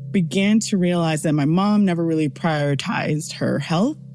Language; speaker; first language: English; early bilingual, other home language; Yoruba